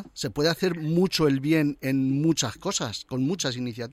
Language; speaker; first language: Spanish; native; Spanish